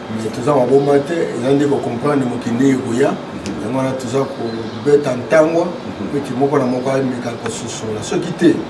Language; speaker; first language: Lingala; non-native, local second language; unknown